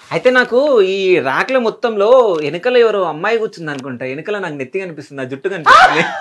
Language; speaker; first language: Telugu; native; Telugu